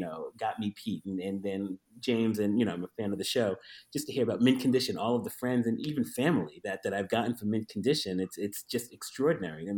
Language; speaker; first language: English; native; English